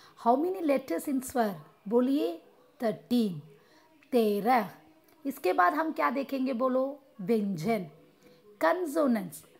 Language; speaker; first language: Hindi; non-native, local second language; Tamil